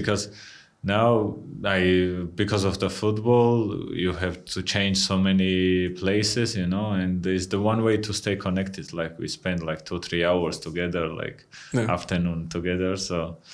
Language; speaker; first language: English; non-native, fluent; Georgian